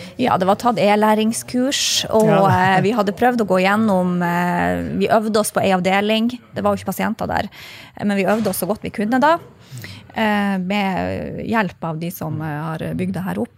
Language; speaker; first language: Norwegian; native; Norwegian